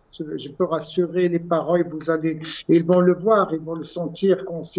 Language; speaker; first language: French; non-native, local second language; Arabic